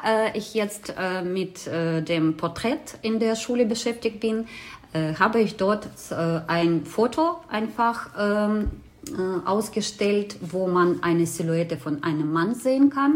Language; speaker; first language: German; non-native, fluent; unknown